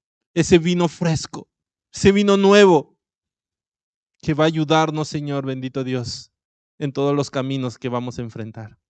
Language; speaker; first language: Spanish; native; Spanish